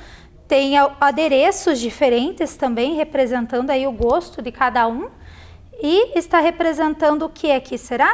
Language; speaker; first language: Portuguese; native; Portuguese